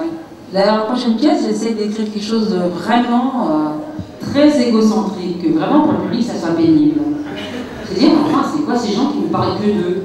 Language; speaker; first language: French; native; French